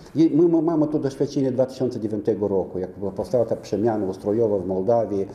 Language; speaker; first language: Polish; non-native, fluent; Romanian